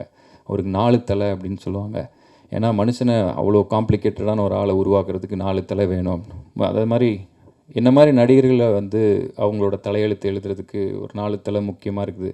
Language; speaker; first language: Tamil; native; Tamil